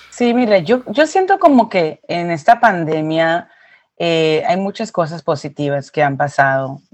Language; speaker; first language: Spanish; early bilingual, heritage; Spanish